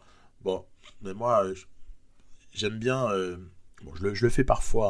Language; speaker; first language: French; native; French